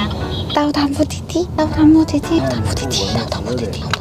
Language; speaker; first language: Chinese; non-native, fluent; Korean